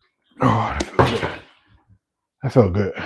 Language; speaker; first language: English; native; English